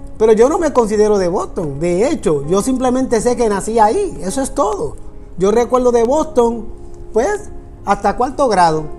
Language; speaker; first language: Spanish; native; Spanish